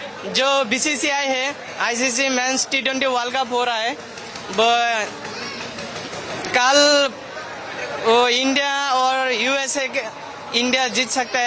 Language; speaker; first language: Hindi; non-native, local second language; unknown